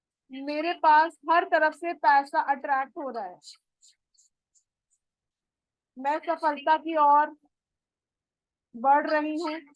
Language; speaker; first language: Hindi; native; Hindi